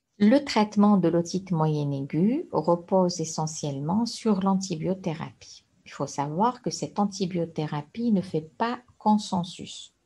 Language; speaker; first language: French; non-native, local second language; Arabic